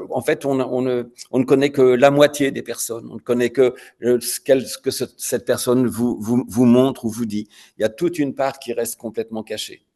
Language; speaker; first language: French; native; French